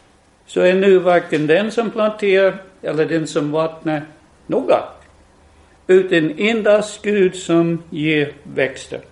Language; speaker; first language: Swedish; non-native, fluent; English